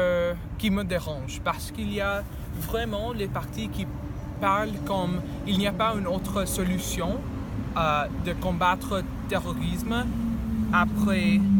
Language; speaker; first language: French; non-native, learner; English